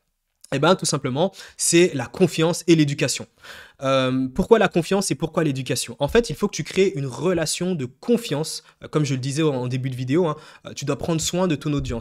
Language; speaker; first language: French; native; French